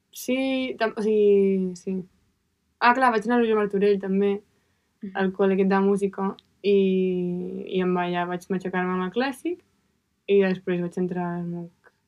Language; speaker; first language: Catalan; native; Catalan